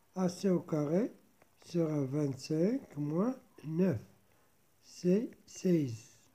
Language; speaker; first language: French; non-native, local second language; Arabic